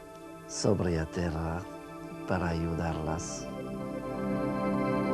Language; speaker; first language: Portuguese; non-native, fluent; French